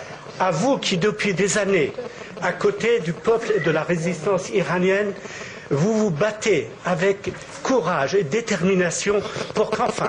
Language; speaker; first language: French; native; French